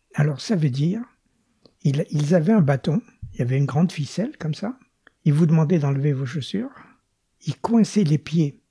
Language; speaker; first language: French; native; French